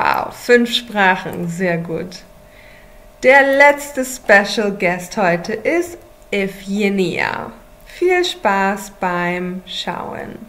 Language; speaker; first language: German; non-native, fluent; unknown